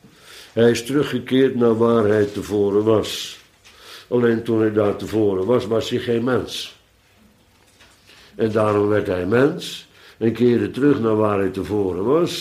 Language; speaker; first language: Dutch; native; Dutch